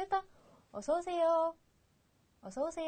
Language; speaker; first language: Korean; non-native, fluent; Russian